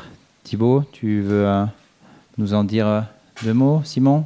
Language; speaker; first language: French; native; French